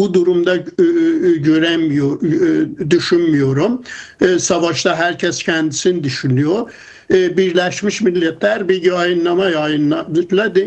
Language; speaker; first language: Turkish; non-native, fluent; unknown